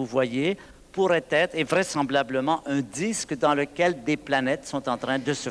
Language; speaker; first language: French; native; French